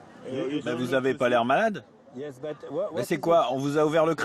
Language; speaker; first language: French; native; French